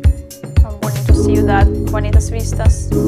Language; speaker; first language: Spanish; non-native, fluent; Russian